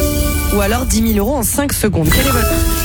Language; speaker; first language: French; native; French